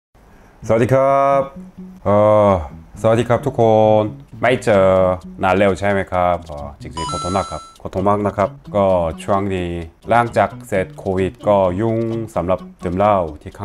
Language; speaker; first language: Thai; non-native, learner; Korean